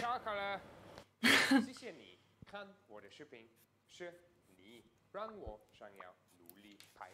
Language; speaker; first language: Chinese; non-native, fluent; German